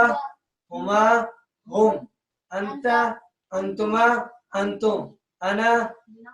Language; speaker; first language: Arabic; non-native, learner; Urdu